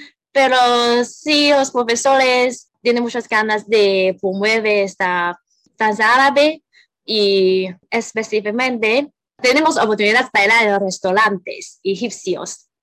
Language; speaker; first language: Spanish; non-native, learner; Cantonese